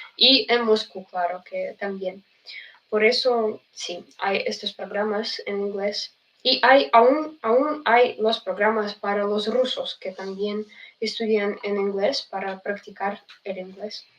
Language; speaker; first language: Spanish; non-native, fluent; Russian